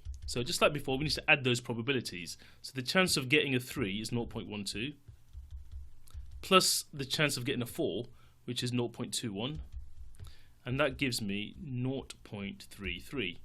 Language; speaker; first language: English; native; English